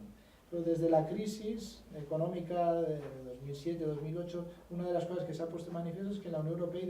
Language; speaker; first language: Spanish; native; Spanish